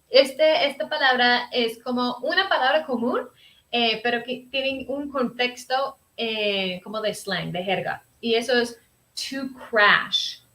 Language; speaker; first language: Spanish; early bilingual, heritage; Spanish